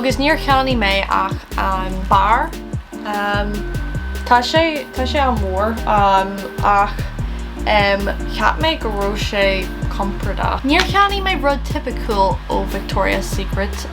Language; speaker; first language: Irish; non-native, local second language; English